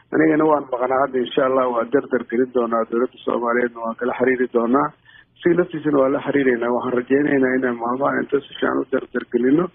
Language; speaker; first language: Somali; non-native, local second language; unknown